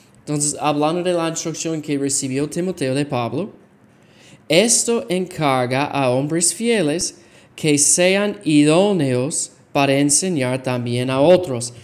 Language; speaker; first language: Spanish; non-native, fluent; English